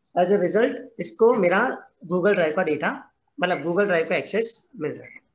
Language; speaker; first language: Hindi; non-native, local second language; Gujarati